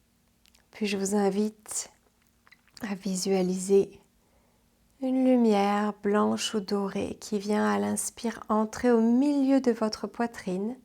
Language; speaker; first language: French; native; French